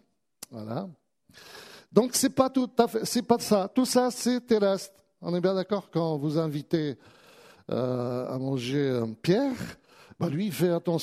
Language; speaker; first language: French; native; French